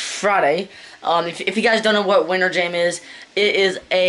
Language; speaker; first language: English; native; English